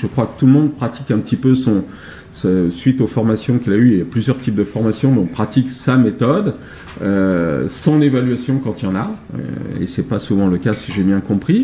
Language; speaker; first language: French; native; French